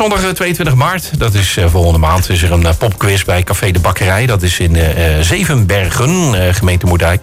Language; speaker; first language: Dutch; native; Dutch